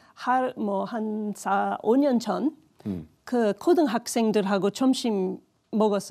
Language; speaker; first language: Korean; non-native, learner; English